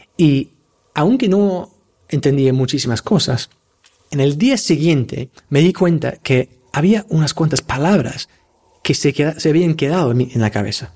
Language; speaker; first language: Spanish; non-native, fluent; English